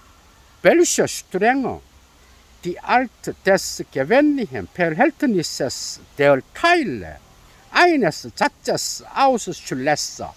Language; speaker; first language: German; non-native, fluent; Korean